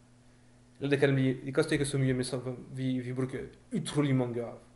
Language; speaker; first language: Norwegian; non-native, fluent; French